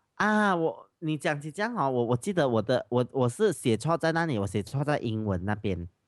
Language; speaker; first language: Chinese; native; Chinese